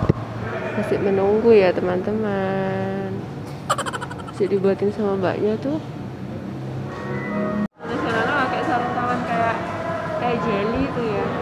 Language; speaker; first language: Indonesian; native; Indonesian